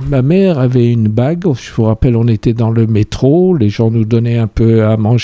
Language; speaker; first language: French; native; French